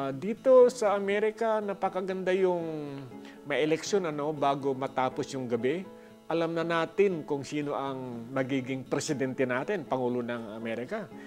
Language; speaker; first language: Filipino; native; Filipino